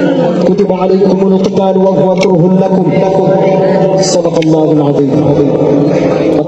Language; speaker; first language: Arabic; non-native, learner; Bangla